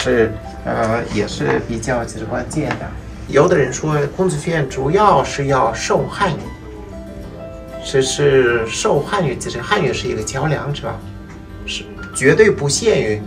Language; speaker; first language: Chinese; non-native, fluent; Russian